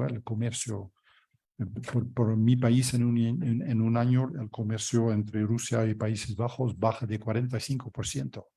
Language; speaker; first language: Spanish; non-native, fluent; Dutch